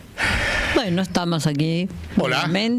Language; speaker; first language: Spanish; native; Spanish